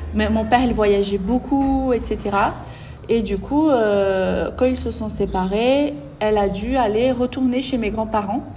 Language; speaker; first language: French; early bilingual, other home language; Portuguese